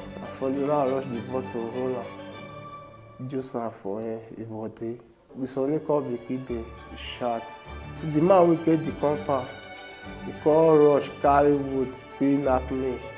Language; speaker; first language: Nigerian Pidgin; non-native, local second language; Ibibio